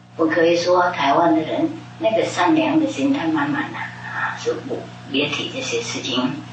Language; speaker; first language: Chinese; non-native, fluent; Vietnamese